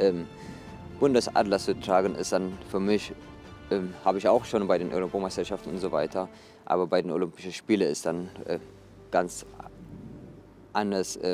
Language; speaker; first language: German; non-native, fluent; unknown